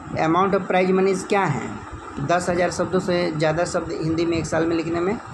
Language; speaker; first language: Hindi; native; Hindi